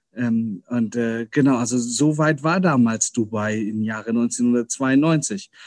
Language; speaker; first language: German; early bilingual, other home language; Arabic